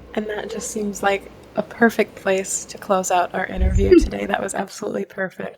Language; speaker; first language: English; native; English